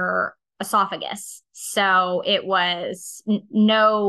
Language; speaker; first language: English; native; English